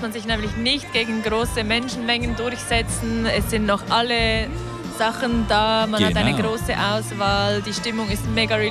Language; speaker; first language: German; native; German